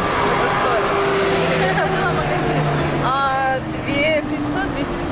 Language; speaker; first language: Russian; native; Russian